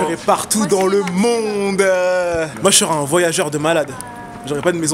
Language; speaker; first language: French; native; French